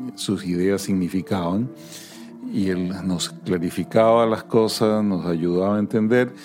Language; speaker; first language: Spanish; native; Spanish